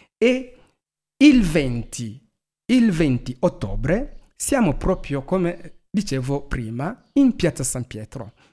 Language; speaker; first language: Italian; non-native, fluent; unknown